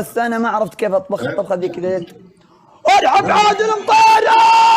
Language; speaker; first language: Arabic; native; Arabic